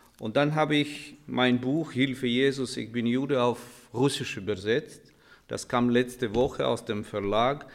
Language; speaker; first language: German; non-native, fluent; Russian